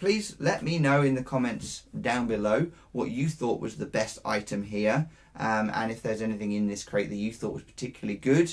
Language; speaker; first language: English; native; English